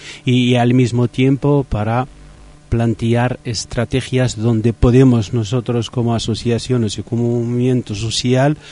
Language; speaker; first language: Spanish; non-native, fluent; Riffian